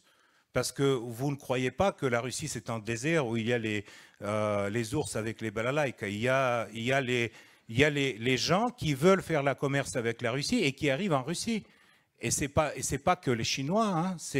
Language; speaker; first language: French; non-native, fluent; Russian